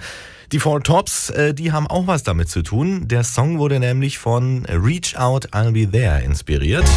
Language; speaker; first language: German; native; German